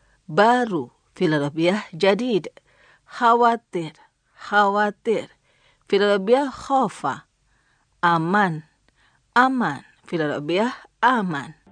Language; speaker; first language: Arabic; non-native, fluent; Indonesian